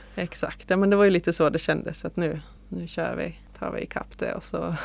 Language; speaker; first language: Swedish; native; Swedish